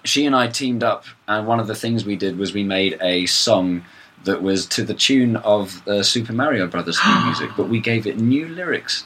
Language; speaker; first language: English; native; English